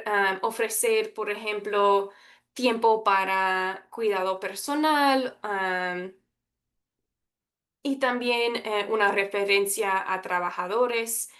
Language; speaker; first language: Spanish; early bilingual, heritage; Spanish